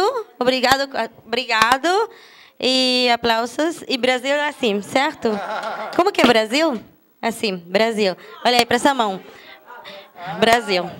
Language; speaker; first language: Portuguese; non-native, fluent; German